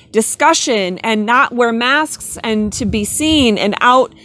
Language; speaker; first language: English; native; English